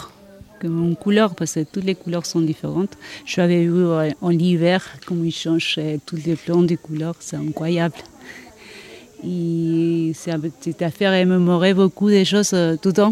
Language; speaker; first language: French; non-native, learner; Spanish